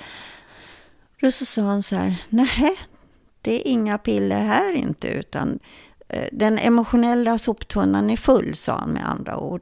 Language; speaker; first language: Swedish; early bilingual, other home language; German